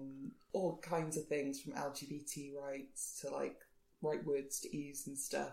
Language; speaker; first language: English; native; English